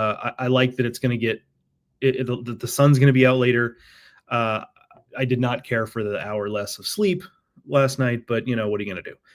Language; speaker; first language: English; native; English